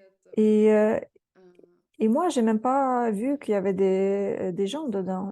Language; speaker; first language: French; non-native, fluent; Russian